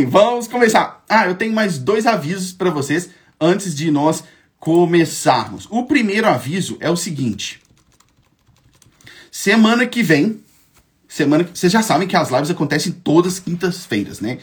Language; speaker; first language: Portuguese; native; Portuguese